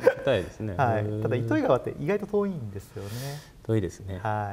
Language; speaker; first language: Japanese; native; Japanese